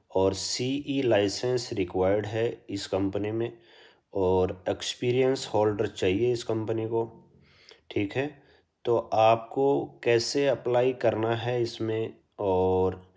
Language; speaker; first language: Hindi; native; Hindi